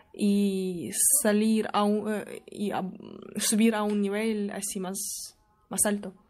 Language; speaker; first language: Spanish; non-native, learner; Russian